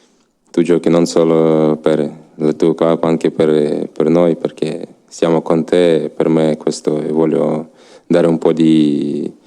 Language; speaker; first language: Italian; non-native, learner; Ukrainian